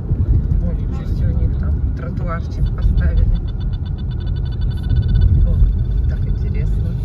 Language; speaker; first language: Russian; native; Russian